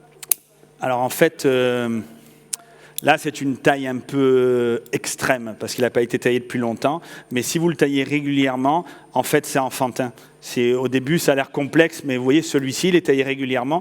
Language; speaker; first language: French; native; French